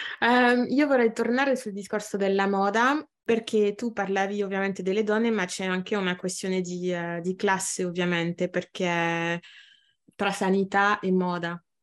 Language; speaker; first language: Italian; non-native, fluent; French